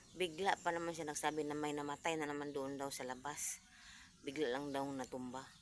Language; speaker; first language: Filipino; non-native, local second language; Cebuano